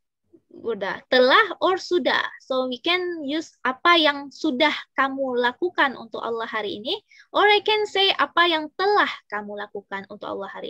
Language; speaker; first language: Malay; non-native, fluent; Indonesian